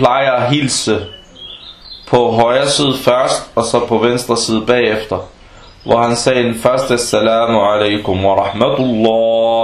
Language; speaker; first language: Danish; non-native, fluent; Arabic